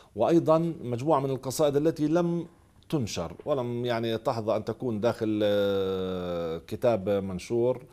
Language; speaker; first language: Arabic; native; Arabic